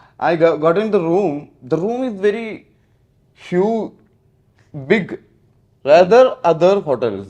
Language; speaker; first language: English; non-native, local second language; Malayalam